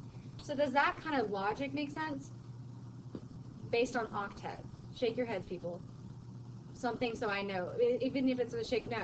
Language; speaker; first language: English; native; English